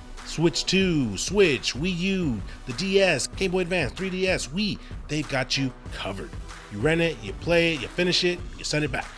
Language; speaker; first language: English; native; English